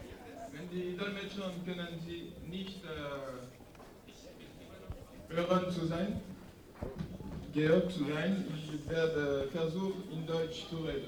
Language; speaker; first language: German; non-native, learner; French